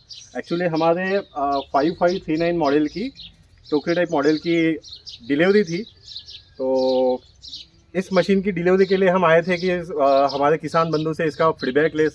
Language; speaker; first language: Hindi; non-native, local second language; Marathi